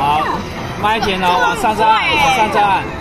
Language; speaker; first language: Chinese; native; Chinese